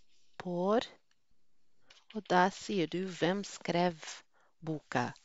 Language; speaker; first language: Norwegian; non-native, fluent; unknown